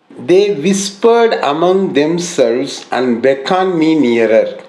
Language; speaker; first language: English; non-native, local second language; Tamil